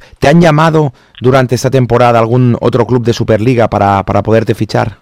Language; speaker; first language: Spanish; native; Spanish